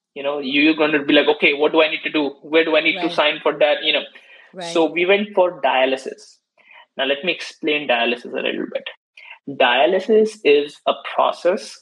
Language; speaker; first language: English; non-native, local second language; Hindi